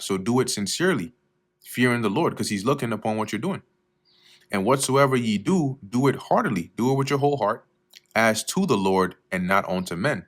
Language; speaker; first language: English; native; English